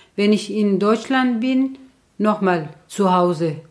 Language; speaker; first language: German; non-native, learner; Kurdish